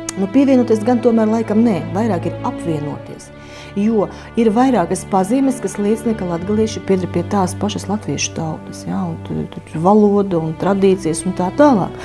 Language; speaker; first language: Latvian; native; Latvian